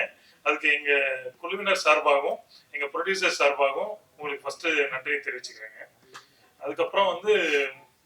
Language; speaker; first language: Tamil; native; Tamil